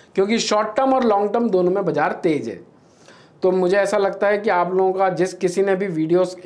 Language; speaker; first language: Hindi; native; Hindi